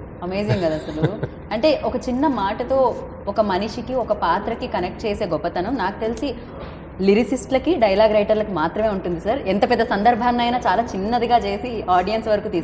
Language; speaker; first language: Telugu; native; Telugu